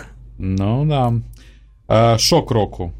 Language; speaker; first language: Polish; non-native, learner; Ukrainian